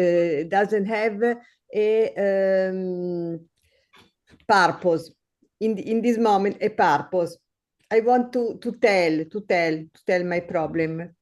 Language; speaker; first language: English; non-native, learner; Italian